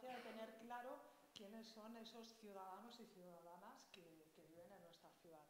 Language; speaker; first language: Spanish; native; Spanish